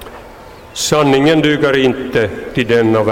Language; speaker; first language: Swedish; non-native, local second language; Finnish